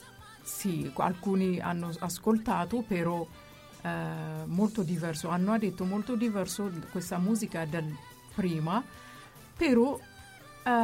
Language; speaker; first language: Italian; non-native, learner; Amharic